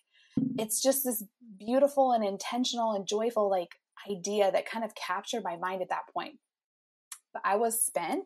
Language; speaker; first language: English; native; English